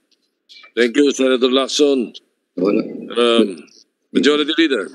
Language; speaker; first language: English; non-native, local second language; Filipino